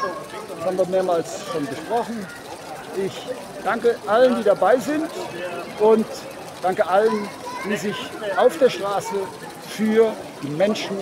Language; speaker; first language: German; native; German